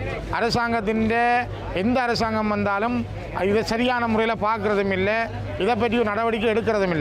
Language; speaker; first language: Tamil; native; Tamil